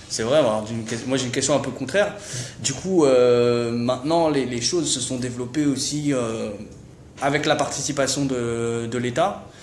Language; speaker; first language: French; native; French